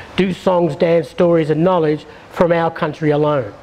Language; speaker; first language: English; native; English